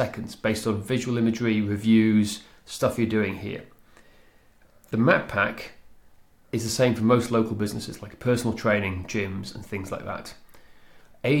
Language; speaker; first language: English; native; English